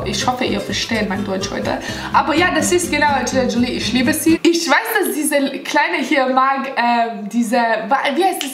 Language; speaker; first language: German; non-native, learner; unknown